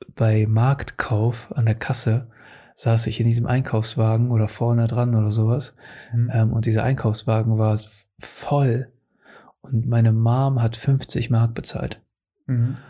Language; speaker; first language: German; early bilingual, other home language; Portuguese